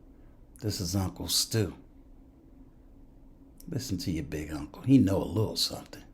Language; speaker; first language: English; native; English